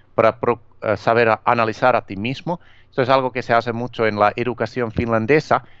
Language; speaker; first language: Spanish; non-native, fluent; Finnish